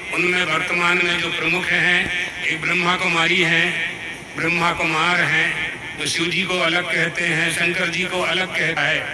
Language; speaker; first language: Hindi; native; Hindi